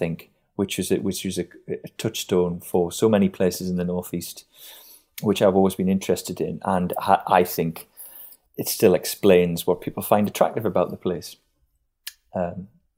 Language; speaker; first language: English; native; English